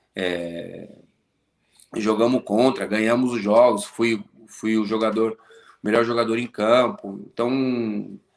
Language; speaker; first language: Portuguese; native; Portuguese